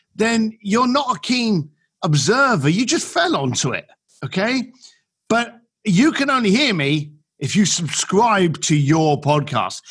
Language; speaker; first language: English; native; English